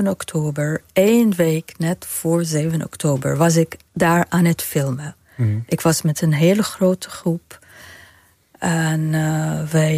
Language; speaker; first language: Dutch; non-native, fluent; Arabic